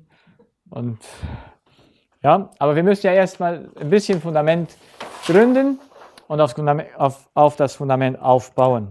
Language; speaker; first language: German; native; German